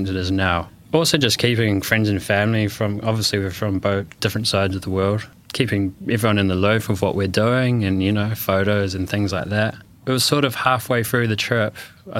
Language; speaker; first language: English; native; English